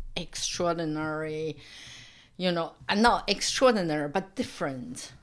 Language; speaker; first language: English; non-native, fluent; Chinese